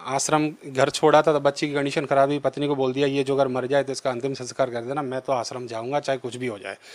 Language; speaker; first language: Hindi; native; Hindi